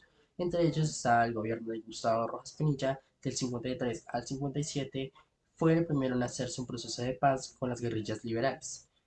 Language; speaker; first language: Spanish; native; Spanish